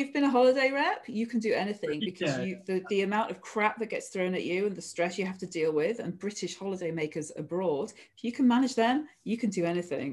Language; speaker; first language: English; native; English